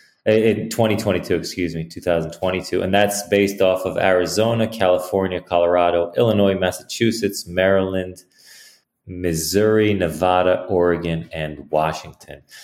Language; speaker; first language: English; early bilingual, other home language; Hebrew